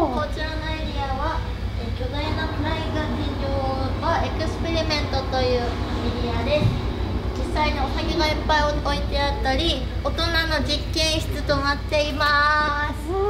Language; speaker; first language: Japanese; native; Japanese